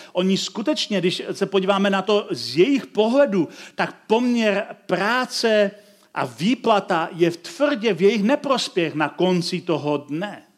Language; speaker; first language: Czech; native; Czech